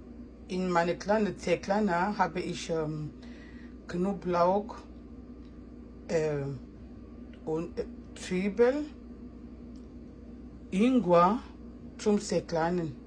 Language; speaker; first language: German; non-native, fluent; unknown